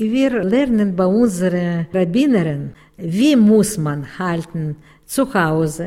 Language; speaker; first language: German; non-native, learner; Russian